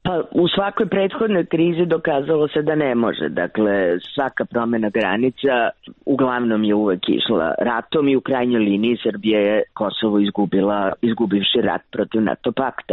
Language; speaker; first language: Croatian; native; Croatian